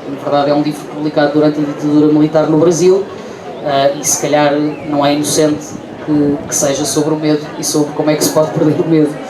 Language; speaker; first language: Portuguese; native; Portuguese